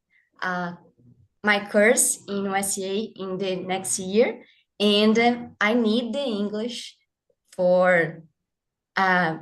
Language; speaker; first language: English; non-native, learner; Portuguese